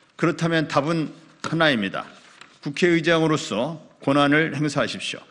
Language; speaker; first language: Korean; native; Korean